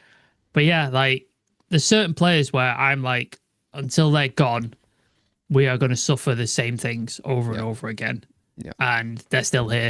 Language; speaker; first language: English; native; English